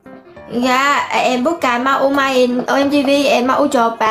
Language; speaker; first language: Indonesian; non-native, learner; Vietnamese